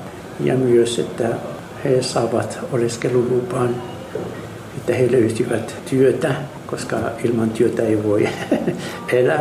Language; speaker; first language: Finnish; non-native, fluent; Arabic